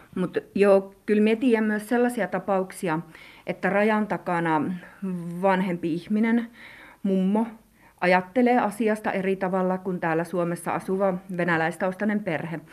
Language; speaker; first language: Finnish; native; Finnish